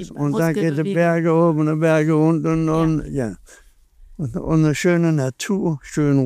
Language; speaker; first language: German; non-native, learner; Danish